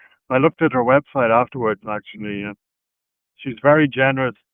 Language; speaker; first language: English; native; English